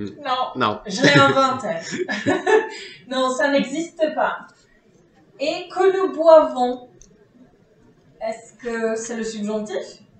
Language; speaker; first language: French; non-native, fluent; Czech